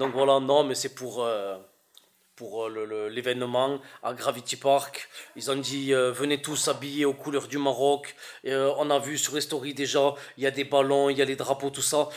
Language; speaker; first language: French; native; French